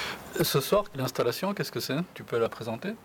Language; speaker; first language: French; native; French